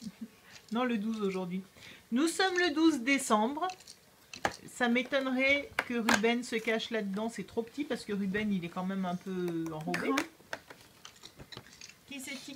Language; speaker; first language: French; native; French